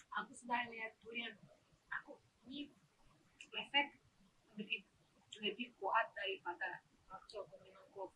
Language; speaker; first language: Indonesian; non-native, learner; Russian